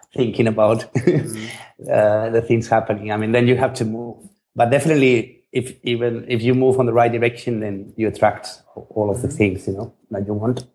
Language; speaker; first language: English; non-native, fluent; Spanish